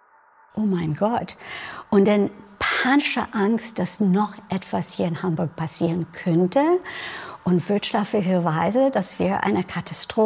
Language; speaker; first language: German; non-native, fluent; English